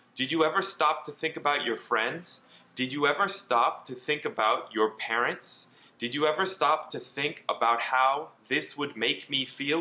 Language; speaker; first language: English; native; English